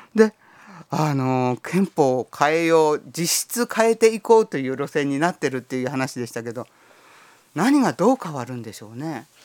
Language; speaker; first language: Japanese; native; Japanese